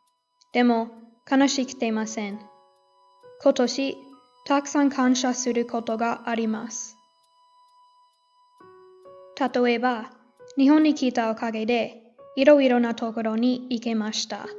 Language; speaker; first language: Japanese; non-native, learner; English